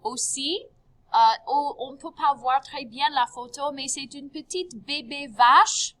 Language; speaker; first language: French; non-native, fluent; English